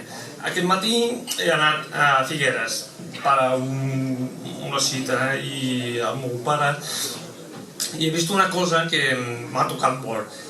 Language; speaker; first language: Catalan; non-native, local second language; French